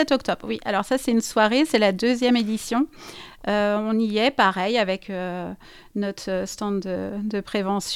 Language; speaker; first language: French; native; French